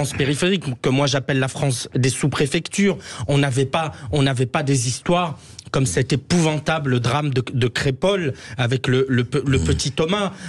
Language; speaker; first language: French; native; French